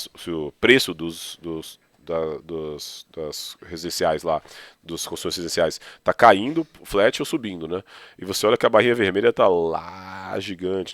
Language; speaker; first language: Portuguese; native; Portuguese